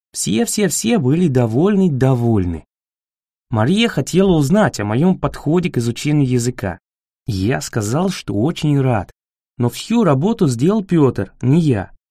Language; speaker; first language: Russian; non-native, fluent; English